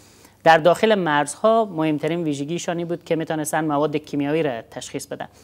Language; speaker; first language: Persian; native; Persian